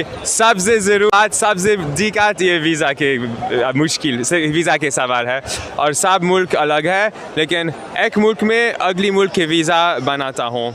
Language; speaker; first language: Hindi; non-native, learner; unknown